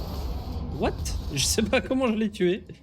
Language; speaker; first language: French; native; French